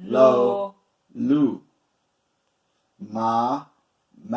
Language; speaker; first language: Filipino; non-native, learner; English